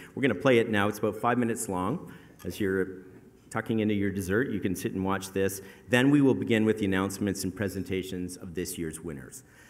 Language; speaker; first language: English; native; English